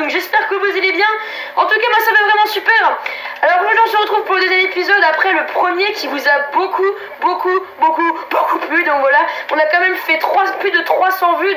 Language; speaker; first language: French; native; French